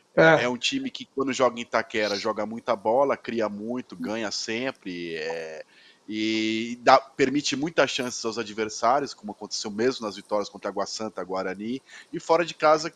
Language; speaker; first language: Portuguese; native; Portuguese